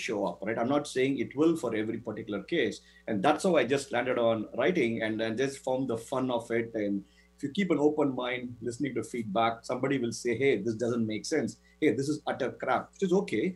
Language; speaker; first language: English; non-native, local second language; Tamil